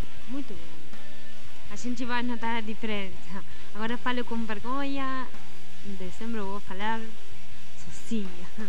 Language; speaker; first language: Portuguese; non-native, learner; Spanish